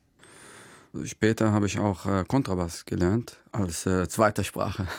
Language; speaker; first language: German; non-native, fluent; Arabic